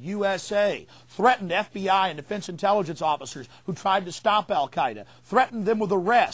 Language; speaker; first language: English; native; English